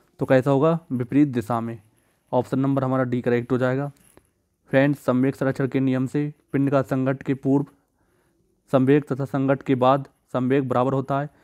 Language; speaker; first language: Hindi; native; Hindi